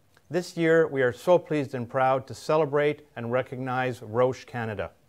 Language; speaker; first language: English; native; English